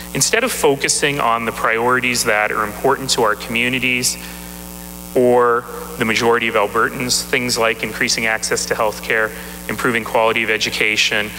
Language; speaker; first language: English; native; English